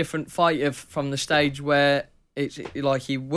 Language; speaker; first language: English; native; English